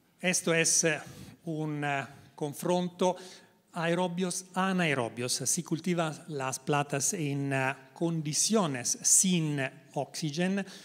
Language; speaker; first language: Spanish; non-native, learner; Italian